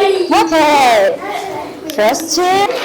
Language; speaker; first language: English; non-native, learner; Mongolian